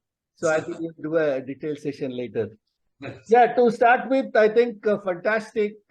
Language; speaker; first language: English; non-native, local second language; Telugu